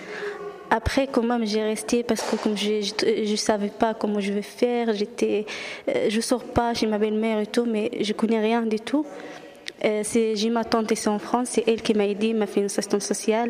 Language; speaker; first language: French; non-native, learner; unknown